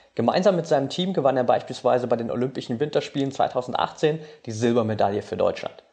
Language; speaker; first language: German; native; German